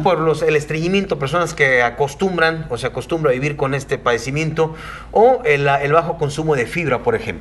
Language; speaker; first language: Spanish; native; Spanish